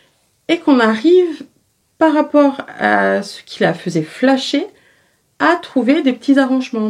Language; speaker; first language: French; native; French